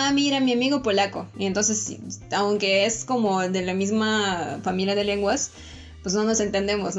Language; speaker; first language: Spanish; non-native, fluent; Russian